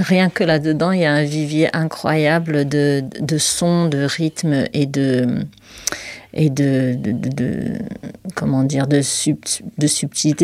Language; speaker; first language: French; non-native, local second language; Arabic